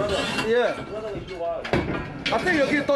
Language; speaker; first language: Korean; non-native, learner; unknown